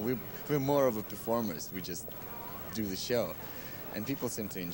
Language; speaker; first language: English; non-native, fluent; Russian